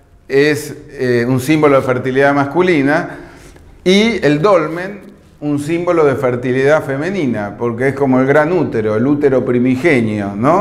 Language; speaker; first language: Spanish; native; Spanish